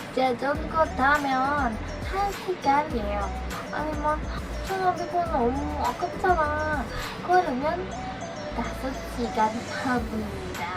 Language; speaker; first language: Korean; non-native, learner; Indonesian